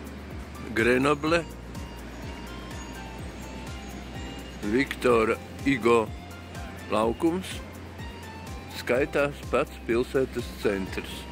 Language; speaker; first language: Latvian; native; Latvian